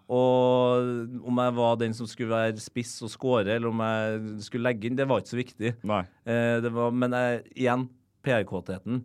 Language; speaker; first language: Norwegian; native; Norwegian